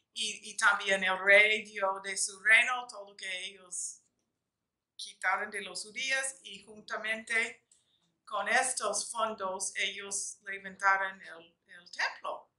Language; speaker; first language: Spanish; non-native, fluent; English